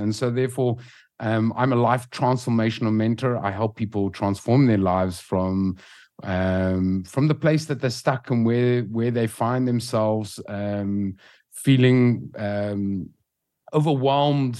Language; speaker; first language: English; native; English